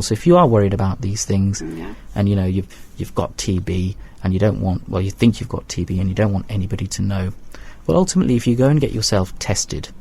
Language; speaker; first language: English; native; English